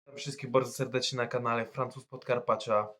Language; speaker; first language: Polish; non-native, fluent; French